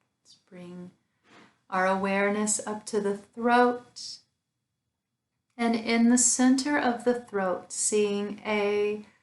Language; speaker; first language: English; native; English